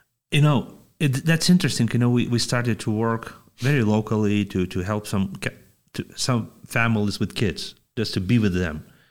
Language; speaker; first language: English; non-native, fluent; Lithuanian